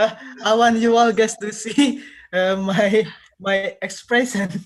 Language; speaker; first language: English; non-native, learner; Indonesian